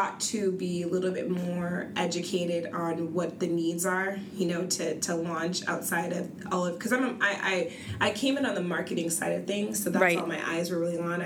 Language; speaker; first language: English; native; English